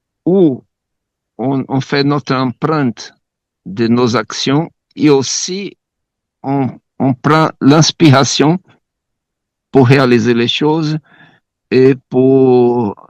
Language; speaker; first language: French; non-native, fluent; Portuguese